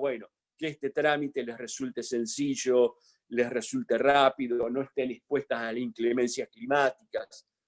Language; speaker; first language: Spanish; native; Spanish